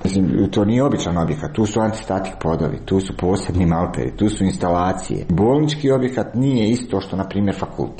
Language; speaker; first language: Serbian; native; Serbian